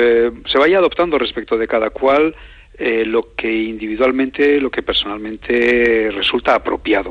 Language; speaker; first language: Spanish; native; Spanish